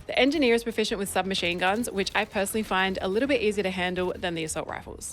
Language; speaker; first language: English; native; English